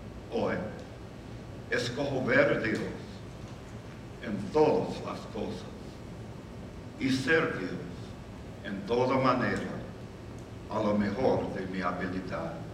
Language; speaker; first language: Spanish; non-native, learner; English